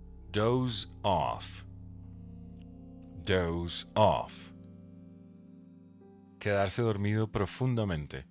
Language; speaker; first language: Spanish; native; Spanish